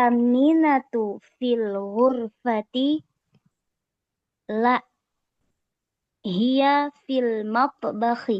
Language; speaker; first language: Arabic; non-native, learner; Indonesian